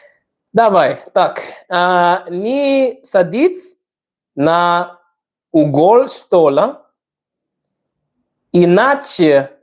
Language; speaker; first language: Russian; non-native, learner; English